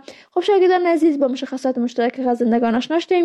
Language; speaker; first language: Persian; native; Persian